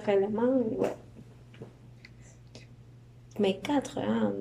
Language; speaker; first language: French; non-native, learner; Spanish